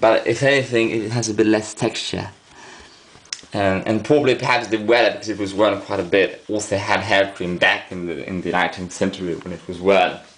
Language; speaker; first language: English; non-native, fluent; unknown